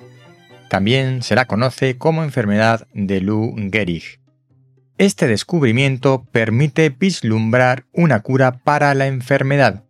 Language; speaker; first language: Spanish; native; Spanish